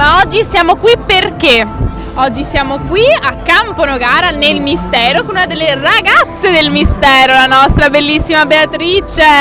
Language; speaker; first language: Italian; native; Italian